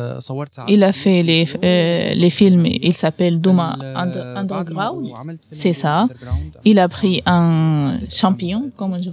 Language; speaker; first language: French; non-native, learner; Arabic